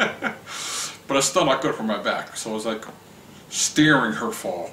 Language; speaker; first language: English; native; English